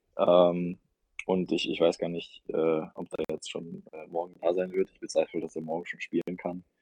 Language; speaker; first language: German; early bilingual, other home language; Russian